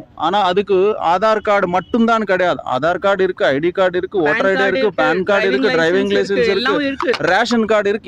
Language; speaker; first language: Tamil; native; Tamil